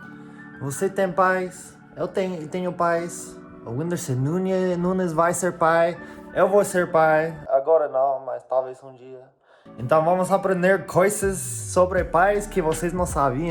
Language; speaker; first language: Portuguese; non-native, learner; English